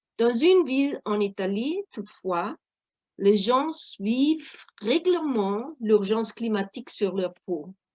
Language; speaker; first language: French; non-native, fluent; German